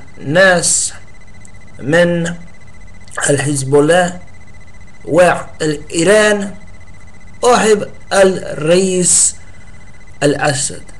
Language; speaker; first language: Arabic; non-native, learner; English